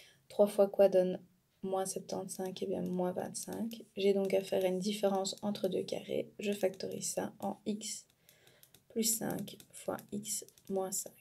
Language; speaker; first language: French; native; French